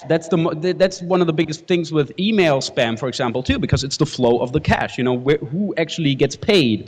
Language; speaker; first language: English; non-native, fluent; German